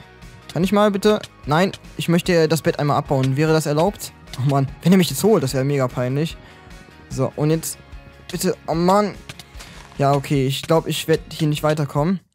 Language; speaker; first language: German; native; German